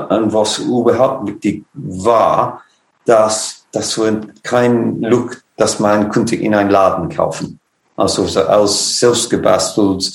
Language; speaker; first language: German; non-native, fluent; English